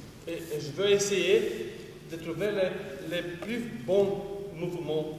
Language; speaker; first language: French; non-native, fluent; Romanian